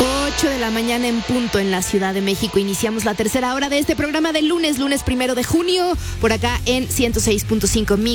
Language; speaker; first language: Spanish; native; Spanish